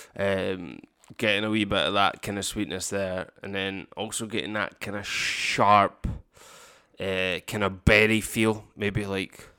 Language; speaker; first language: English; native; English